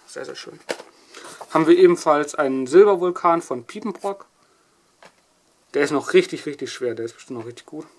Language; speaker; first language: German; native; German